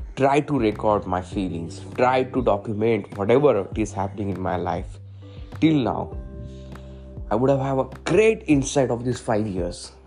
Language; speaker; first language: English; non-native, local second language; Marathi